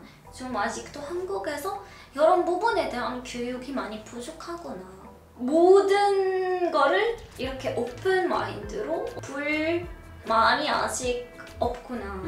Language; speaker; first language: Korean; non-native, fluent; Arabic